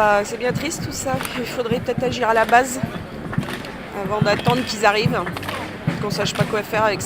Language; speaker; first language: French; native; French